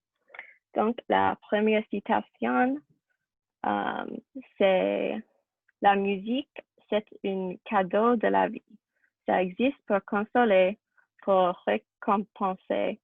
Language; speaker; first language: French; non-native, learner; English